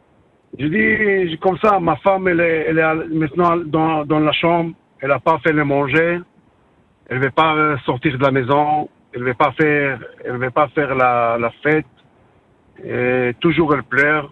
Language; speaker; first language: French; non-native, learner; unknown